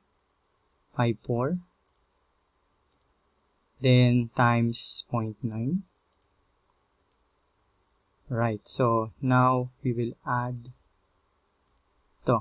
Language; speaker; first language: English; non-native, local second language; Filipino